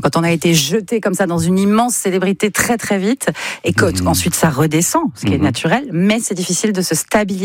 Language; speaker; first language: French; native; French